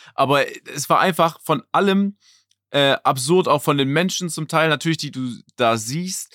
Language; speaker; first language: German; native; German